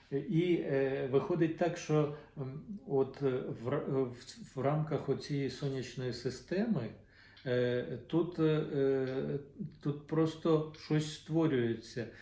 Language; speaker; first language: Ukrainian; non-native, local second language; Russian